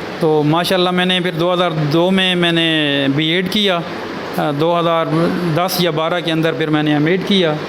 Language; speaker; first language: Urdu; non-native, local second language; Punjabi